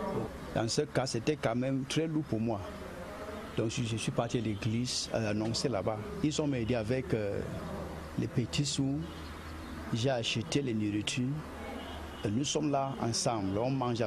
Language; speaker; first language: French; non-native, local second language; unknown